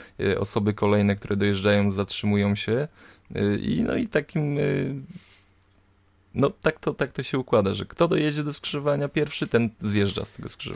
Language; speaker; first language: Polish; native; Polish